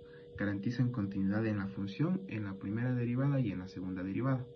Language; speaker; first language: Spanish; native; Spanish